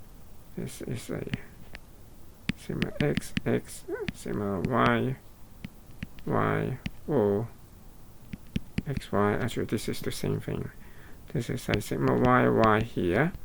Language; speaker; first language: English; non-native, fluent; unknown